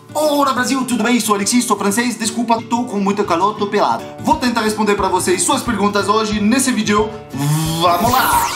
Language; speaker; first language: Portuguese; non-native, fluent; French